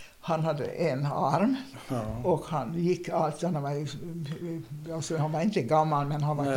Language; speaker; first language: Swedish; non-native, fluent; Hungarian